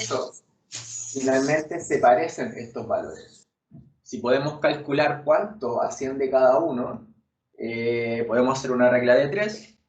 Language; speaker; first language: Spanish; native; Spanish